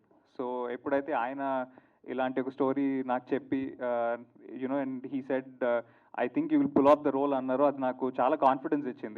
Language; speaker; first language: Telugu; native; Telugu